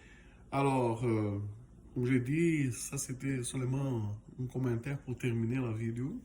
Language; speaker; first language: French; non-native, fluent; Portuguese